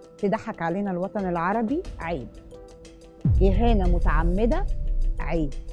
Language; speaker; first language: Arabic; native; Arabic